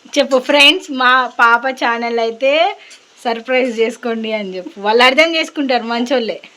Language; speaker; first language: Telugu; non-native, local second language; Lambadi